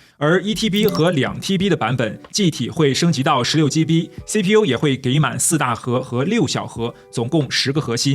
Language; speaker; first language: Chinese; native; Chinese